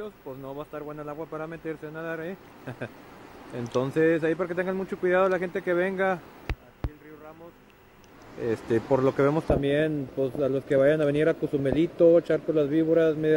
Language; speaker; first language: Spanish; native; Spanish